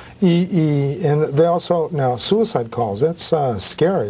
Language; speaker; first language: English; early bilingual, other home language; Spanish